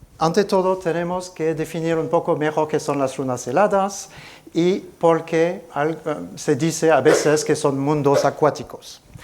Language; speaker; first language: Spanish; non-native, fluent; French